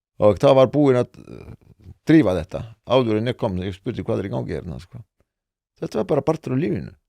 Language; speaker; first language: Icelandic; non-native, fluent; Estonian